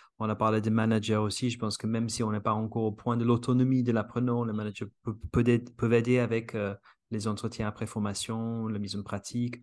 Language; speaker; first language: French; non-native, fluent; English